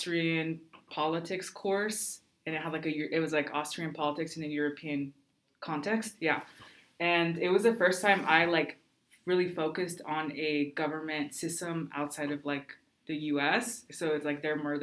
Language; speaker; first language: English; early bilingual, other home language; Spanish